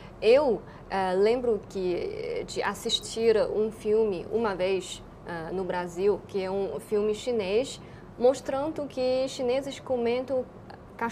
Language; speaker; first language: Portuguese; non-native, fluent; Chinese